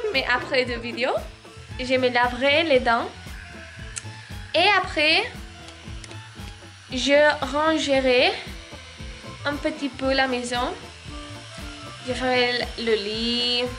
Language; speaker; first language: French; non-native, learner; Spanish